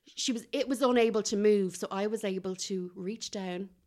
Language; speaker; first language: English; native; English